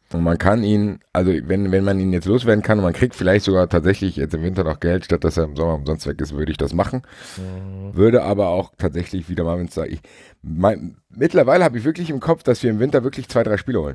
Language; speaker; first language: German; native; German